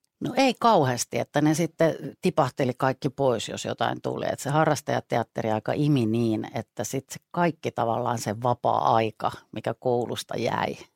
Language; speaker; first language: Finnish; native; Finnish